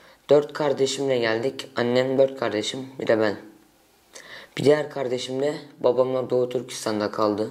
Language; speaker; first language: Turkish; early bilingual, other home language; Uyghur